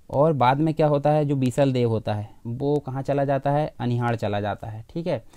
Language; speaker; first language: Hindi; native; Hindi